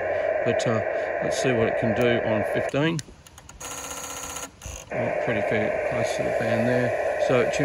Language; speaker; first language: English; native; English